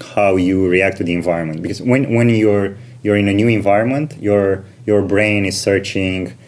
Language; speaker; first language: English; non-native, fluent; Romanian